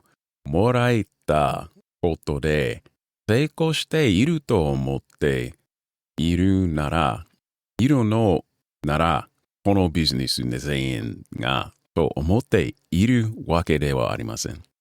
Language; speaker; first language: Japanese; non-native, learner; English